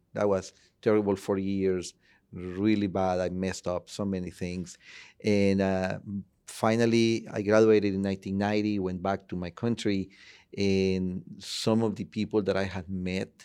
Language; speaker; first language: English; non-native, fluent; Spanish